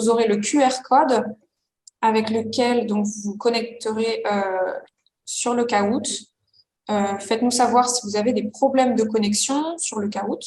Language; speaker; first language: French; native; French